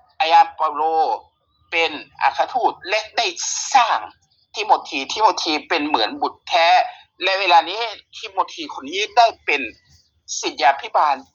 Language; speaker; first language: Thai; native; Thai